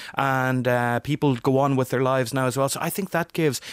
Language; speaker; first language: English; native; English